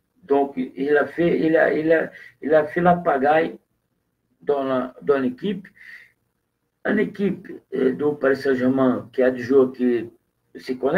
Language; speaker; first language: French; non-native, fluent; Portuguese